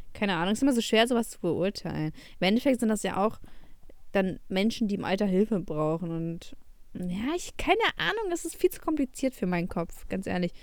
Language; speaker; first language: German; early bilingual, other home language; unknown